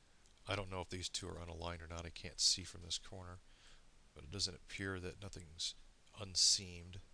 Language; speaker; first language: English; native; English